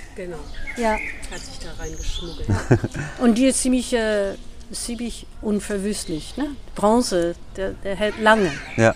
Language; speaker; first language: German; non-native, fluent; English